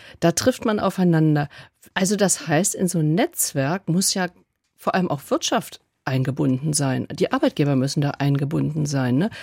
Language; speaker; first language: German; native; German